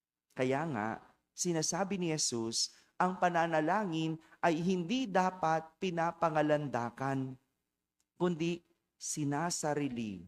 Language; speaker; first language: Filipino; native; Filipino